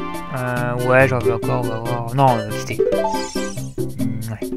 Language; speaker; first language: French; native; French